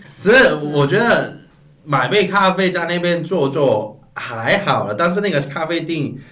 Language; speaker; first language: Chinese; non-native, local second language; Cantonese